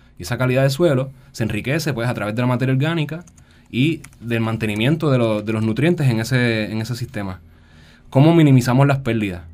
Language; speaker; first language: Spanish; native; Spanish